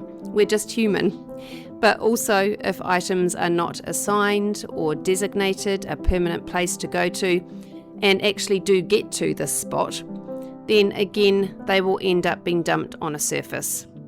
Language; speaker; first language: English; native; English